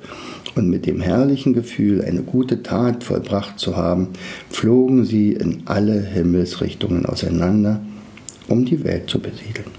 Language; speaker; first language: German; native; German